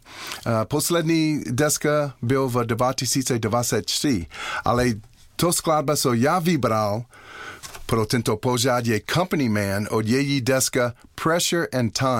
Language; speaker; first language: Czech; non-native, learner; English